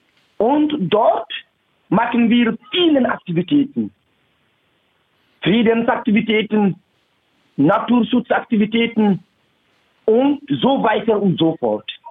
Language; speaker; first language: German; non-native, fluent; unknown